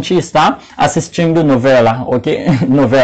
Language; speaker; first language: Portuguese; non-native, fluent; Haitian Creole